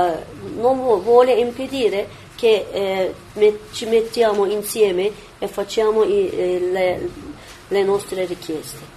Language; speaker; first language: Italian; non-native, learner; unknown